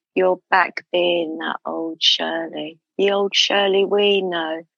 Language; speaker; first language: English; native; English